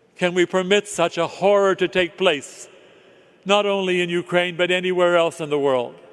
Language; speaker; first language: English; native; English